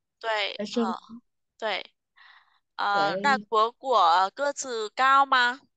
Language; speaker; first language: Chinese; non-native, fluent; Vietnamese